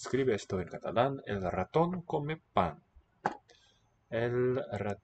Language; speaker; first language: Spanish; non-native, learner; English